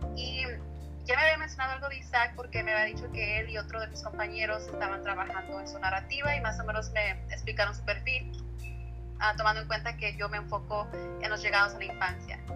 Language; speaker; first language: Spanish; early bilingual, heritage; Spanish